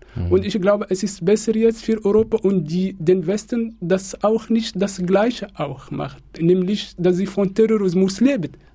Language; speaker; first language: German; non-native, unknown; Arabic